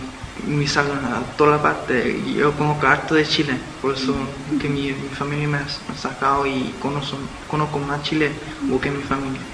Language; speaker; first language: Spanish; early bilingual, heritage; Spanish